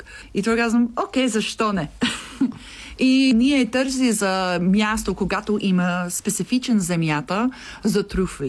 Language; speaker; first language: Bulgarian; non-native, learner; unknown